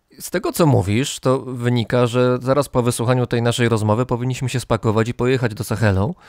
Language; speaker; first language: Polish; native; Polish